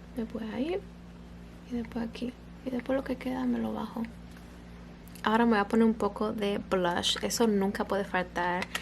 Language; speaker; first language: Spanish; early bilingual, other home language; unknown